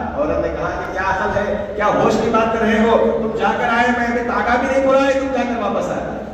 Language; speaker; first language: Urdu; native; Urdu